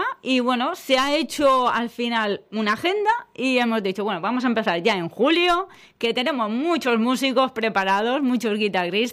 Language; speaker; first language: Spanish; native; Spanish